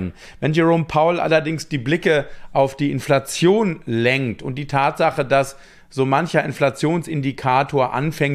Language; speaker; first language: German; native; German